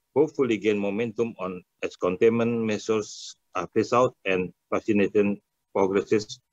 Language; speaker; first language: English; non-native, fluent; Indonesian